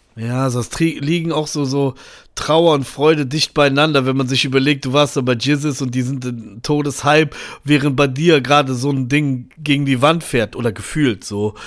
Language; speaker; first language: German; native; German